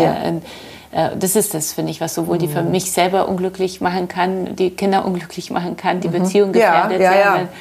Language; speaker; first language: German; early bilingual, other home language; Polish